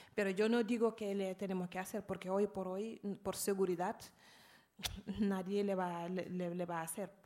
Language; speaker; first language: Spanish; non-native, fluent; Arabic